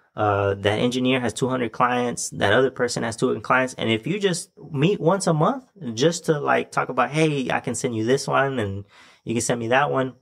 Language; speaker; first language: English; native; English